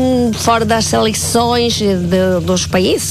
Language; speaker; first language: Portuguese; non-native, fluent; Spanish